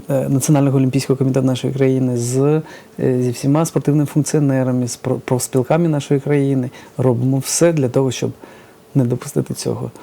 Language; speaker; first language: Ukrainian; early bilingual, other home language; Georgian